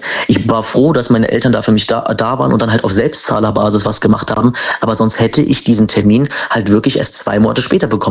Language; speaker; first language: German; native; German